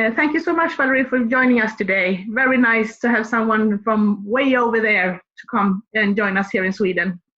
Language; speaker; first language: English; non-native, fluent; Swedish